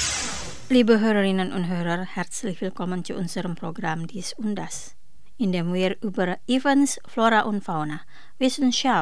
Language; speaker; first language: German; non-native, learner; Indonesian